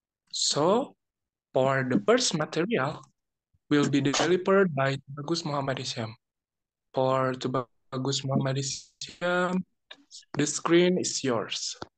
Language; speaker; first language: English; non-native, learner; Indonesian